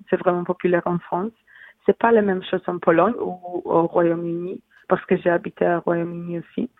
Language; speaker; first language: French; non-native, learner; Polish